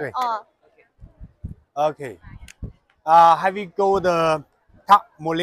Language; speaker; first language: English; non-native, learner; Chinese